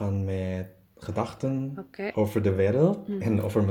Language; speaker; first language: Dutch; non-native, learner; German